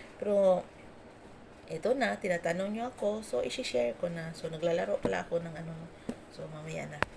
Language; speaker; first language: Filipino; non-native, local second language; Cebuano